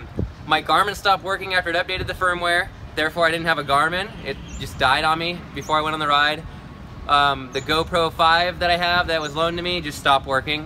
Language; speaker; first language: English; native; English